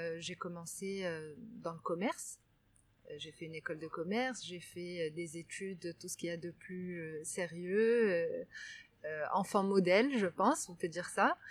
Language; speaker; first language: French; non-native, local second language; Arabic